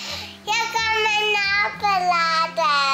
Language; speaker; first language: Dutch; early bilingual, other home language; Indonesian